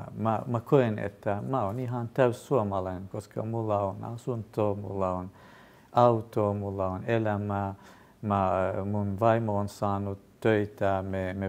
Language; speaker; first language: Finnish; non-native, fluent; Kurdish